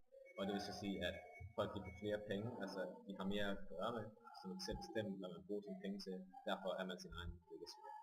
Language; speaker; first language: Danish; native; Danish